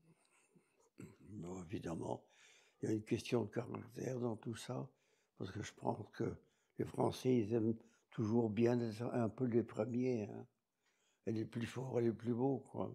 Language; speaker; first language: French; non-native, local second language; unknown